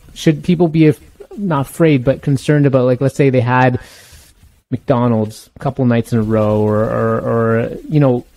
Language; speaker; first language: English; native; English